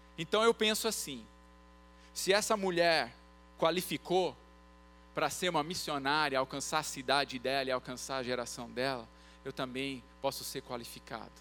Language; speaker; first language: Portuguese; early bilingual, other home language; English